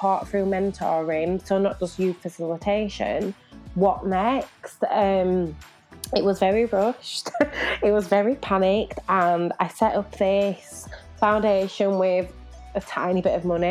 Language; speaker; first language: English; native; English